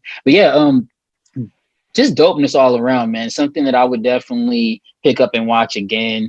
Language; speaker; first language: English; native; English